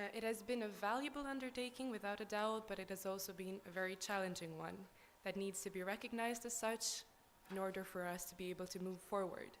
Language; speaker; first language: English; non-native, fluent; Albanian